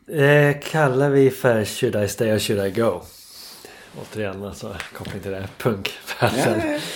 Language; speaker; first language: Swedish; non-native, fluent; English